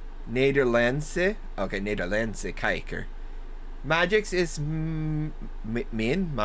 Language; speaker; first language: Dutch; non-native, learner; English